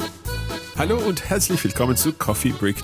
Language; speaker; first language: German; non-native, learner; English